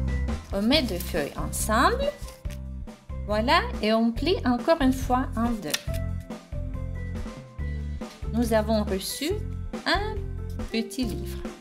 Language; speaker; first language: French; non-native, fluent; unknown